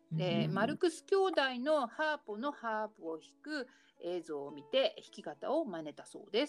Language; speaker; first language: Japanese; native; Japanese